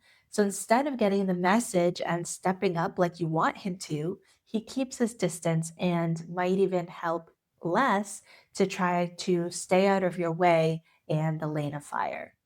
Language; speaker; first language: English; native; English